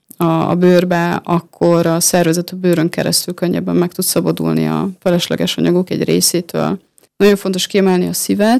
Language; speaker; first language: Hungarian; native; Hungarian